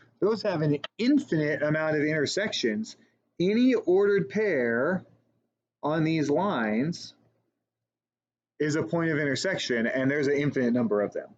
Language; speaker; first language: English; native; English